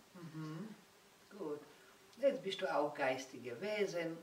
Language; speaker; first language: German; non-native, learner; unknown